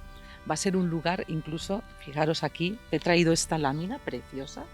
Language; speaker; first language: Spanish; native; Spanish